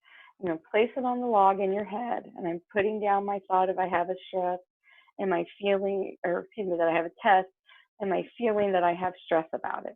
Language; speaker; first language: English; native; English